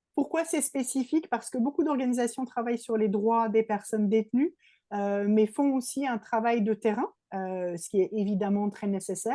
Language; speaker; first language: French; native; French